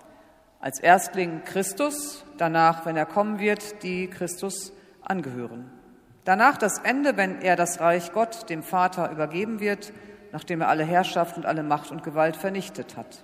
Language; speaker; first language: German; native; German